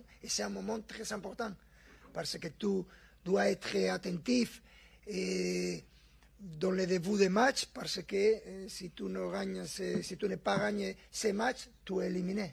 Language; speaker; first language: French; non-native, fluent; Spanish